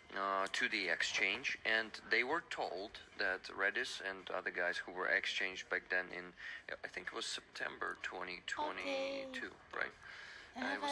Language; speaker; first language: English; non-native, fluent; Ukrainian